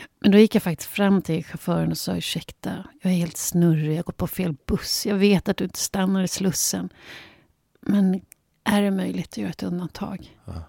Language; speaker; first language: Swedish; native; Swedish